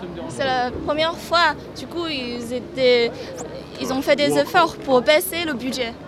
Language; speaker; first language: French; non-native, learner; Chinese